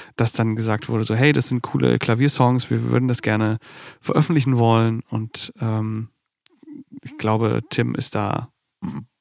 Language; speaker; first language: German; native; German